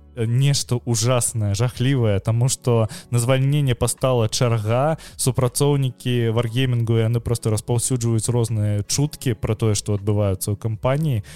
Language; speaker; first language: Belarusian; non-native, local second language; Russian